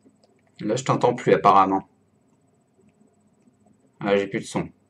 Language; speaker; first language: French; native; French